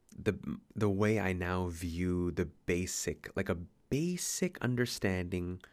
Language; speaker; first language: English; native; English